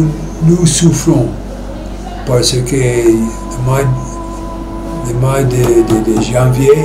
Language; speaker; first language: French; non-native, fluent; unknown